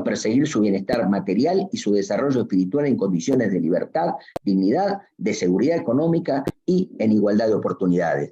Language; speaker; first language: Spanish; native; Spanish